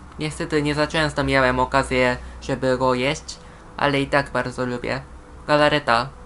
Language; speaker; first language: Polish; non-native, fluent; Japanese